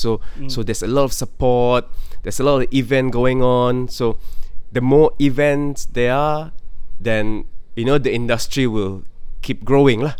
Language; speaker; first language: English; non-native, local second language; Malay